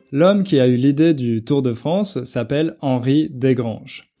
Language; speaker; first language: French; native; French